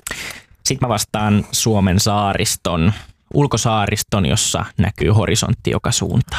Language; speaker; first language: Finnish; native; Finnish